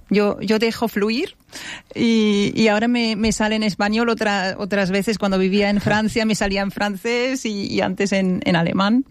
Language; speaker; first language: Spanish; non-native, fluent; German